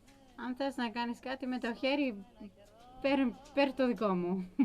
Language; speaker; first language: Greek; early bilingual, heritage; English